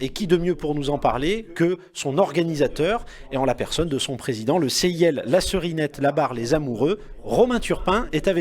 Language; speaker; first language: French; native; French